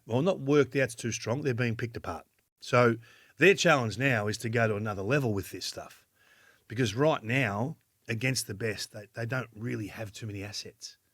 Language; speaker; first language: English; native; English